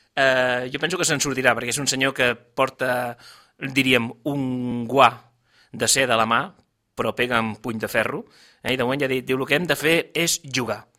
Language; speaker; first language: Catalan; native; Catalan